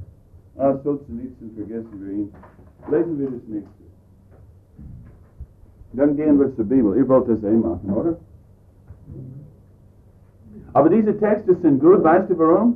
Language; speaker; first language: German; non-native, fluent; English